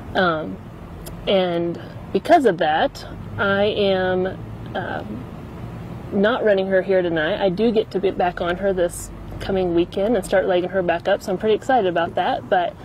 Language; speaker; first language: English; native; English